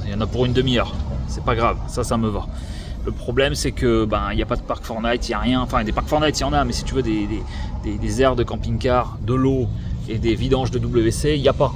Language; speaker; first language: French; native; French